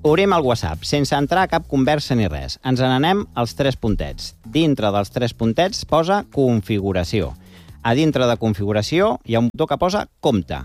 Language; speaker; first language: Catalan; non-native, local second language; Spanish